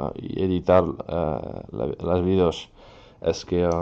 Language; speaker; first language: Spanish; non-native, learner; French